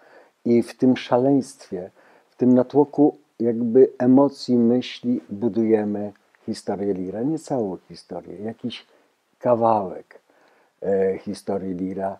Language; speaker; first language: Polish; native; Polish